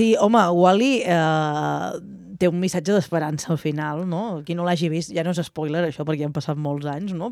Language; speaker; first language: Catalan; native; Catalan